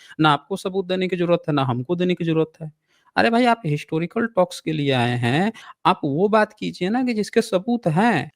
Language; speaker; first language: Hindi; native; Hindi